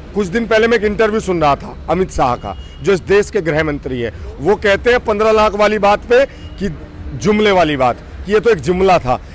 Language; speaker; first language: Hindi; native; Hindi